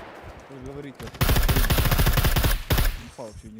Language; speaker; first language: Russian; native; Russian